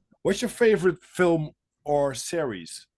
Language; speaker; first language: English; non-native, fluent; Dutch